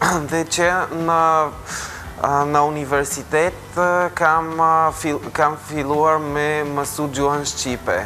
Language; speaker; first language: Albanian; non-native, fluent; Bulgarian